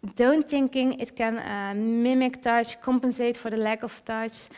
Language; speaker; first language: English; early bilingual, other home language; Dutch